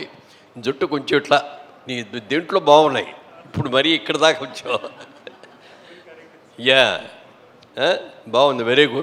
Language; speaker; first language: Telugu; native; Telugu